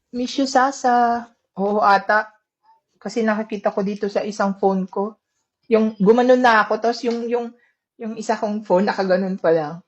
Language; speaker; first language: Filipino; native; Filipino